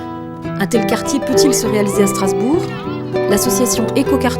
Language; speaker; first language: French; native; French